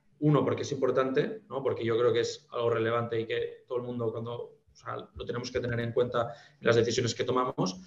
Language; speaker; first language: Spanish; native; Spanish